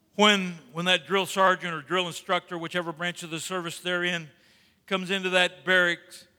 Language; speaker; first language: English; native; English